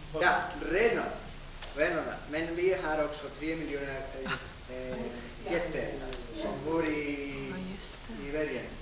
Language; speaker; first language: Swedish; non-native, learner; Spanish